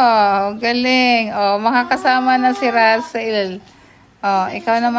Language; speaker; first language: Filipino; native; Filipino